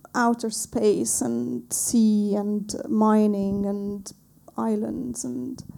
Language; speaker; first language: English; non-native, fluent; Arabic